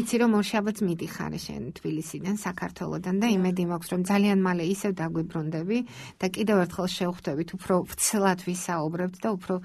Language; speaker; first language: Georgian; native; Georgian